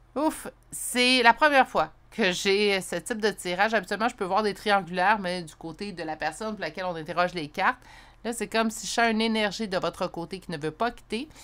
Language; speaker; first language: French; native; French